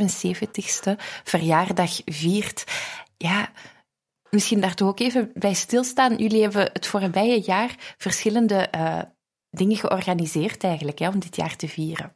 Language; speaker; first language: Dutch; native; Dutch